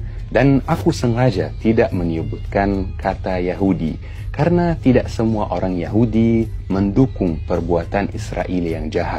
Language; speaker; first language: Indonesian; non-native, fluent; Arabic